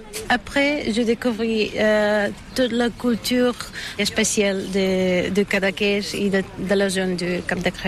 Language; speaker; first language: French; non-native, learner; Bulgarian